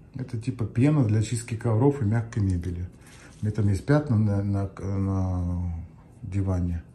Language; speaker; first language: Russian; native; Russian